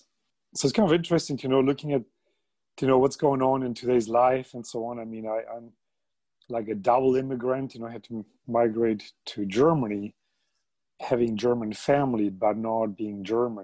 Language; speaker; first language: English; non-native, fluent; German